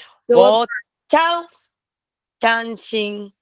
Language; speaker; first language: Chinese; non-native, learner; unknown